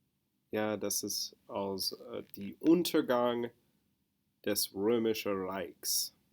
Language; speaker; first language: German; non-native, learner; English